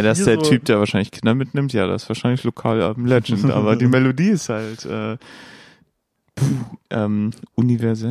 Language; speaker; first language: German; native; German